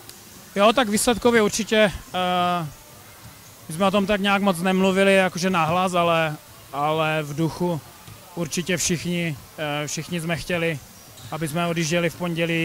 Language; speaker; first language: Czech; native; Czech